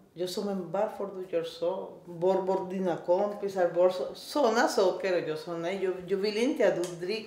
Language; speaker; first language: Swedish; non-native, learner; Spanish